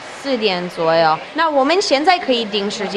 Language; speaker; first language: Chinese; non-native, learner; English